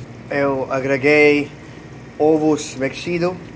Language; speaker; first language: Portuguese; non-native, learner; English